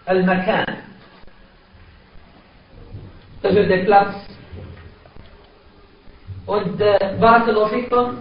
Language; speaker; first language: German; non-native, fluent; Arabic